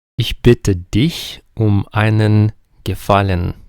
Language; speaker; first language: German; non-native, fluent; Ukrainian